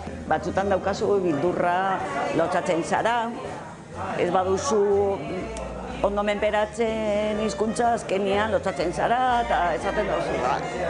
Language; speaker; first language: Basque; non-native, learner; Spanish